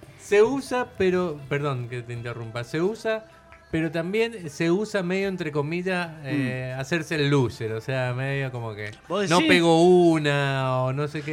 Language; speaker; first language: Spanish; native; Spanish